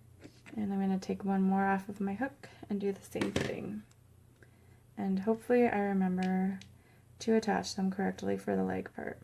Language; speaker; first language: English; native; English